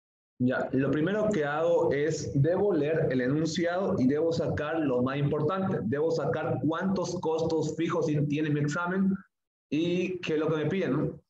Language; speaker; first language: Spanish; native; Spanish